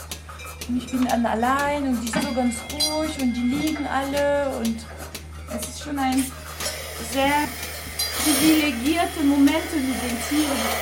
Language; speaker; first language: German; non-native, learner; French